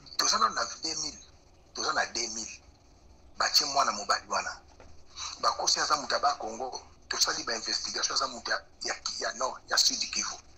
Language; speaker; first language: Lingala; non-native, local second language; Luba-Lulua